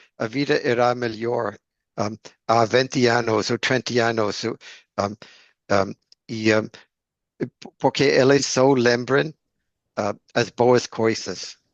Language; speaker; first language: Portuguese; non-native, learner; English